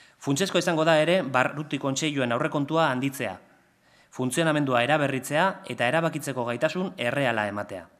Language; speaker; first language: Basque; non-native, local second language; Spanish